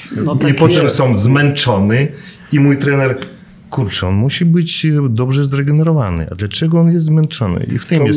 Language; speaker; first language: Polish; non-native, fluent; Russian